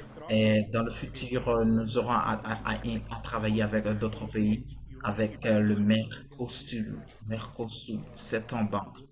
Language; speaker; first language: French; non-native, fluent; Portuguese